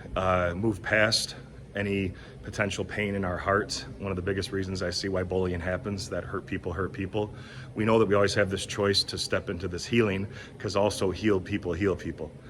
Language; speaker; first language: English; native; English